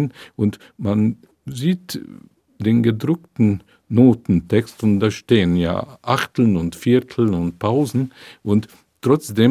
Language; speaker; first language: German; non-native, fluent; Hungarian